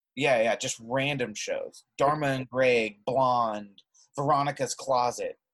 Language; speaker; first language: English; native; English